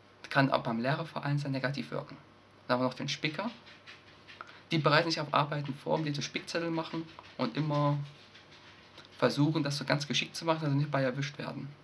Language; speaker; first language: German; native; German